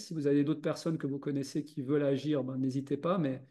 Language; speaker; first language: French; native; French